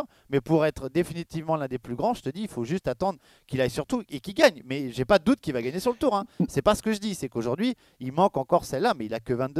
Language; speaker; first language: French; native; French